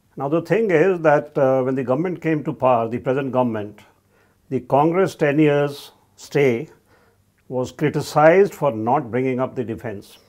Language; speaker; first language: English; non-native, local second language; Hindi